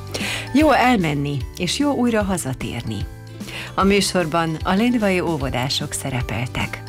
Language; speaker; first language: Hungarian; native; Hungarian